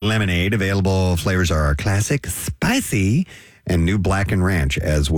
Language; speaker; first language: English; native; English